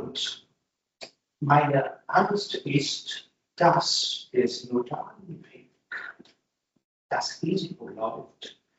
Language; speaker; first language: German; non-native, fluent; Italian